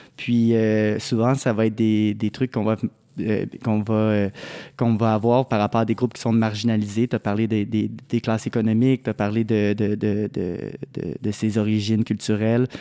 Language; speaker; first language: French; native; French